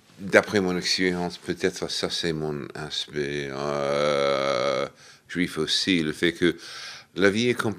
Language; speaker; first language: French; non-native, fluent; English